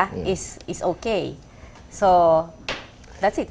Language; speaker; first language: English; non-native, local second language; Filipino